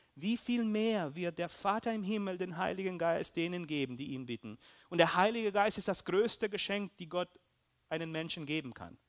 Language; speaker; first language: German; early bilingual, heritage; Spanish